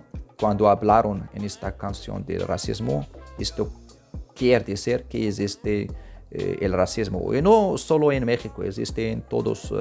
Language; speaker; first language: Spanish; non-native, fluent; Arabic